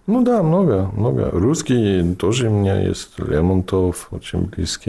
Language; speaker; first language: Russian; non-native, fluent; English